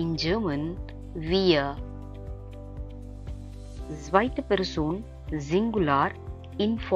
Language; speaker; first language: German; non-native, fluent; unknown